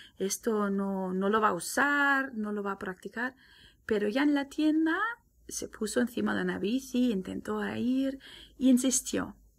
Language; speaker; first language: Spanish; non-native, fluent; German